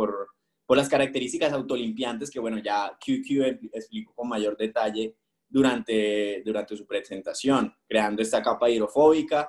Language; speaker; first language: Spanish; native; Spanish